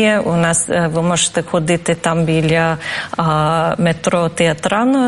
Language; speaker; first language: Ukrainian; non-native, fluent; English